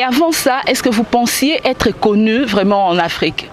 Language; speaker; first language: French; non-native, local second language; Lingala